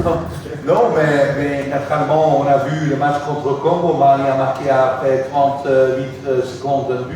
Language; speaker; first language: French; non-native, fluent; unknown